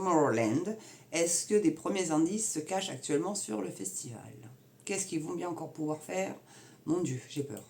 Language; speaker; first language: French; native; French